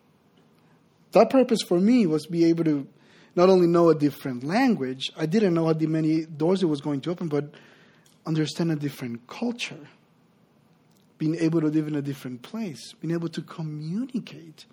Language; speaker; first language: English; non-native, fluent; Spanish